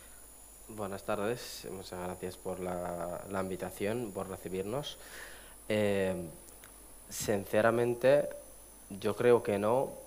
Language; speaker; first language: Spanish; non-native, fluent; Arabic